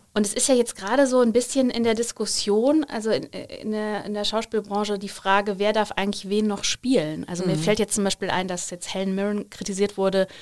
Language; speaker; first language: German; native; German